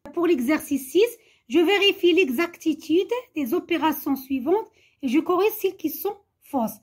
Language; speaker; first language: French; non-native, local second language; Arabic